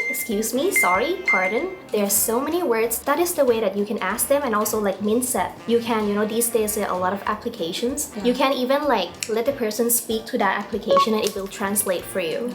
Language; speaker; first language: English; early bilingual, other home language; Thai